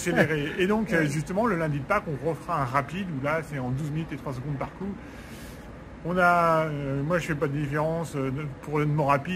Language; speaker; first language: French; native; French